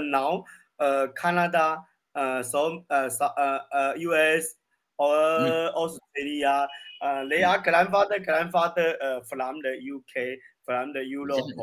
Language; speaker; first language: English; non-native, learner; Chinese